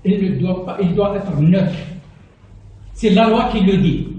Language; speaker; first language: French; non-native, local second language; Arabic